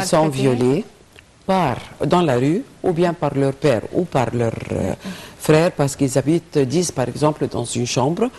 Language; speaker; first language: French; non-native, fluent; Arabic